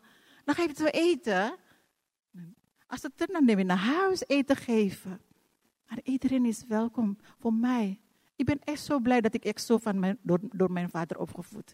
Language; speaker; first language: Dutch; non-native, fluent; Indonesian